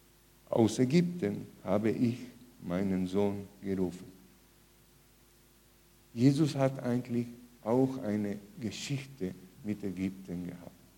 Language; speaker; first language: German; non-native, fluent; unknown